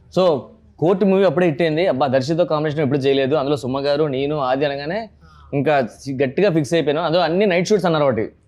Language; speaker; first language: Telugu; native; Telugu